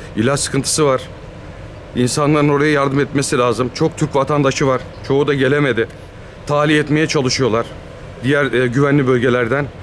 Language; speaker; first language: Turkish; native; Turkish